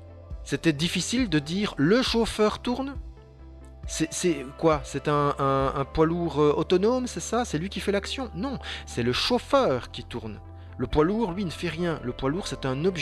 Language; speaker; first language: French; native; French